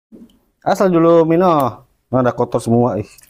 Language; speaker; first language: Indonesian; native; Indonesian